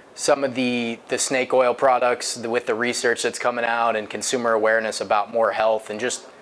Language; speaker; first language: English; native; English